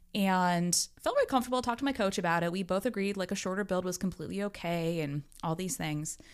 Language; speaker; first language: English; native; English